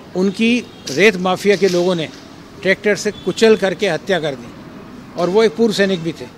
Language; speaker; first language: Hindi; native; Hindi